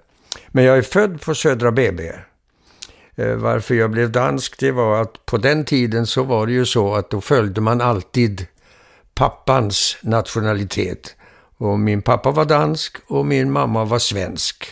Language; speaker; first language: Swedish; early bilingual, heritage; Swedish